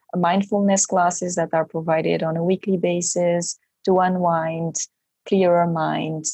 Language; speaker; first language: English; non-native, fluent; Romanian